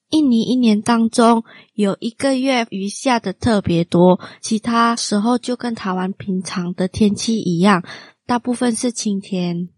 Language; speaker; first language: Chinese; non-native, fluent; Min Nan Chinese